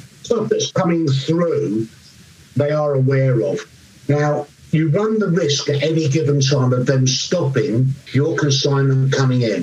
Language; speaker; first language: English; native; English